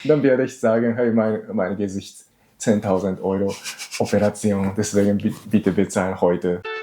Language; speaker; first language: German; non-native, learner; Japanese